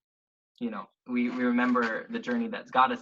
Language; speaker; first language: English; native; English